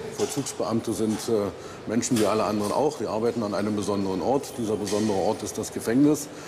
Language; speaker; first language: German; native; German